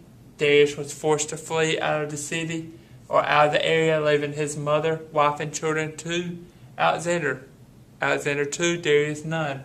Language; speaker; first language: English; native; English